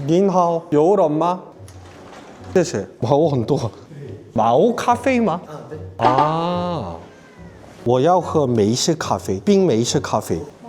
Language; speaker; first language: Chinese; non-native, learner; Korean